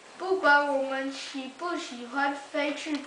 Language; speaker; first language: Chinese; early bilingual, heritage; Chinese